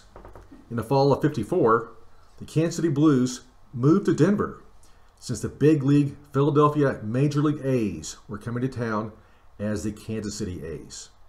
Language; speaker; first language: English; native; English